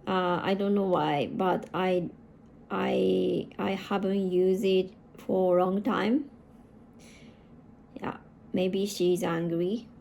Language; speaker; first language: English; non-native, learner; Japanese